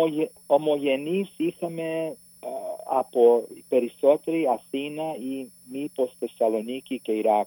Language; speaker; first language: Greek; early bilingual, heritage; Greek